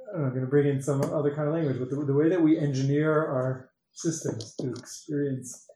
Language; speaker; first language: English; native; English